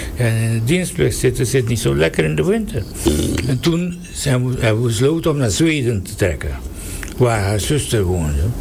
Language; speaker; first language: Dutch; native; Dutch